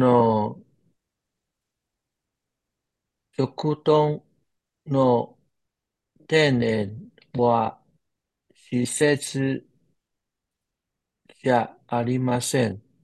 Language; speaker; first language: Japanese; non-native, learner; Chinese